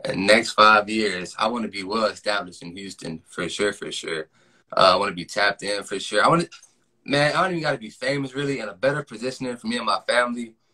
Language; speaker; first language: English; native; English